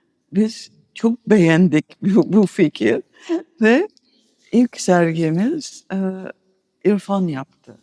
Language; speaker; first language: Turkish; non-native, fluent; English